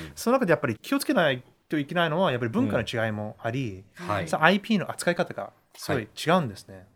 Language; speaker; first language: Japanese; early bilingual, heritage; Japanese